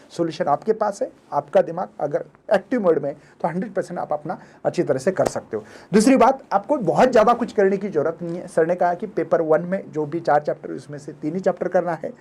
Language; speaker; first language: Hindi; non-native, local second language; Marathi